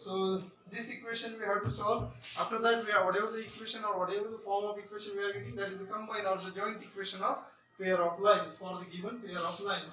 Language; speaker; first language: English; non-native, local second language; Marathi